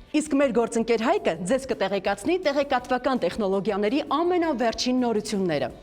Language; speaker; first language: Armenian; native; Armenian